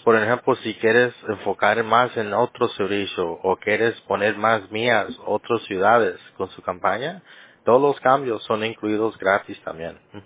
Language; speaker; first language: Spanish; early bilingual, heritage; Spanish